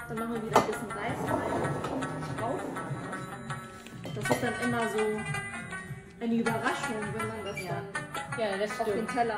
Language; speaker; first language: German; early bilingual, other home language; Persian